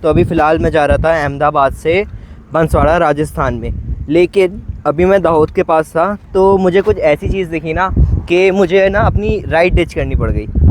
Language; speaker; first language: Hindi; native; Hindi